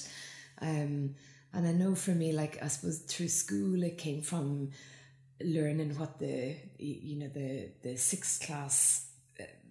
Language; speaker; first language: English; native; English